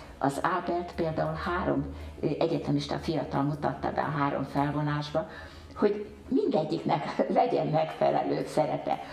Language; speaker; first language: Hungarian; early bilingual, heritage; Hungarian